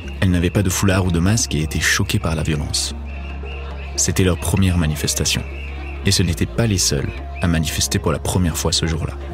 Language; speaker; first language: French; non-native, fluent; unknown